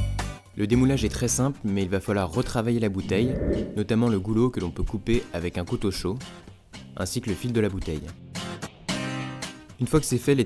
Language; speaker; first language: French; native; French